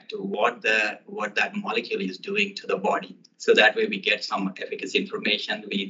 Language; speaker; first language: English; non-native, local second language; Telugu